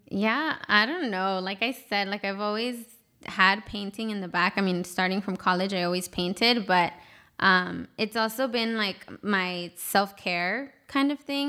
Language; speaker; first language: English; early bilingual, other home language; Spanish